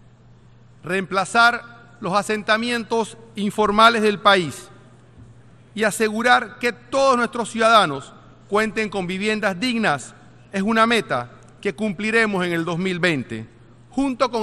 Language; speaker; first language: Spanish; native; Spanish